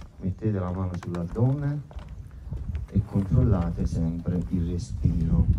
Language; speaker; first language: Italian; native; Italian